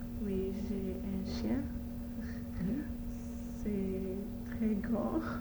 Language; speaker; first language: French; non-native, learner; Arabic